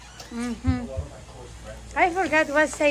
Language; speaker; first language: English; non-native, learner; Spanish